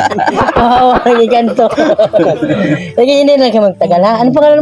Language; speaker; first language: Filipino; non-native, local second language; Cebuano